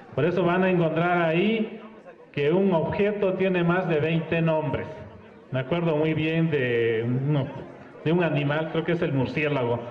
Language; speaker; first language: Spanish; non-native, local second language; Mixtepec Mixtec